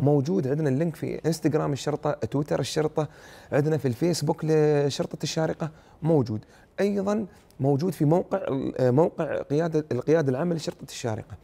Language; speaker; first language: Arabic; native; Arabic